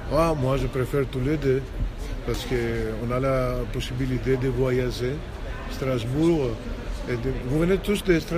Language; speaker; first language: French; non-native, fluent; Greek